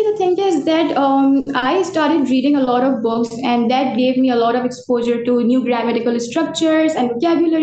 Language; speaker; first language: English; non-native, local second language; Urdu